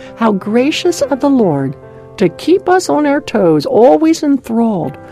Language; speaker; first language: English; native; English